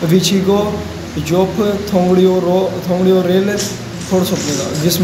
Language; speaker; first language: Korean; non-native, learner; Punjabi